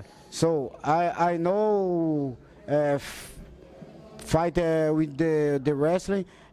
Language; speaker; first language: English; non-native, fluent; Portuguese